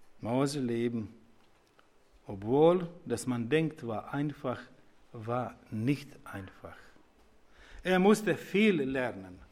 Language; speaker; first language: German; non-native, learner; Croatian